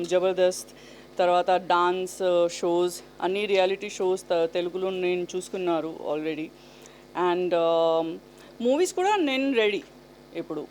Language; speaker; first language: Telugu; non-native, learner; Gujarati